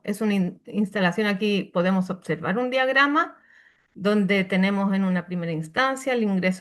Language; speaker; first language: Spanish; native; Spanish